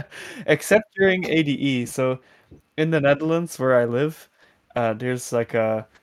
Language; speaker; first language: English; non-native, fluent; Dutch